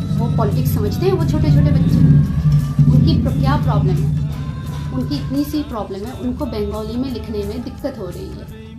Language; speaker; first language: Hindi; non-native, local second language; Kok Borok